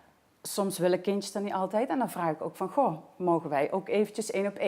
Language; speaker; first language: Dutch; native; Dutch